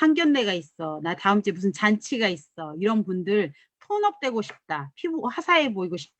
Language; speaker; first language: Korean; native; Korean